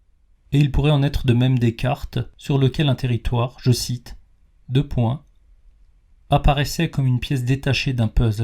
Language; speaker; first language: French; native; French